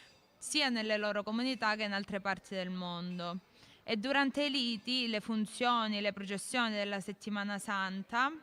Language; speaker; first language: Italian; native; Italian